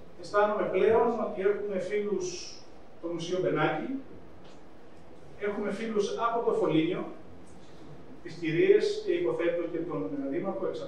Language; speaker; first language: Greek; native; Greek